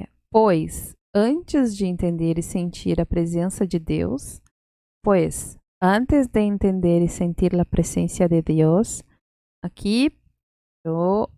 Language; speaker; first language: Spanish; non-native, fluent; Portuguese